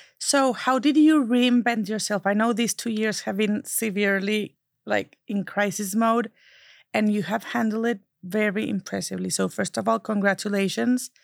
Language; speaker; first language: English; non-native, fluent; Spanish